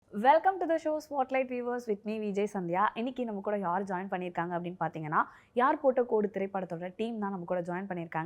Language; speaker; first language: Tamil; native; Tamil